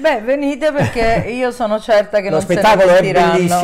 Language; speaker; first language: Italian; native; Italian